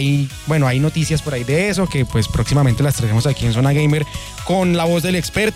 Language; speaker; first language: Spanish; native; Spanish